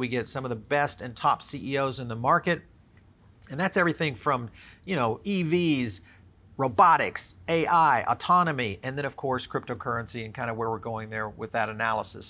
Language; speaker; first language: English; native; English